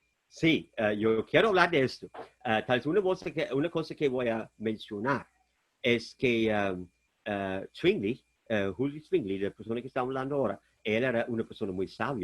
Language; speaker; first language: Spanish; non-native, fluent; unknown